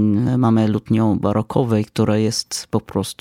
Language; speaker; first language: Polish; non-native, fluent; Arabic